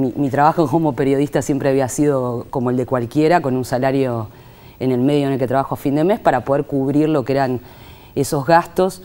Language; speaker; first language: Spanish; native; Spanish